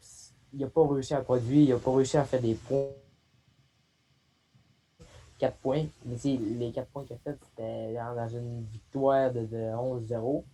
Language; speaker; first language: French; native; French